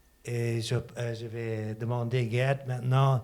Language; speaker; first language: French; non-native, fluent; German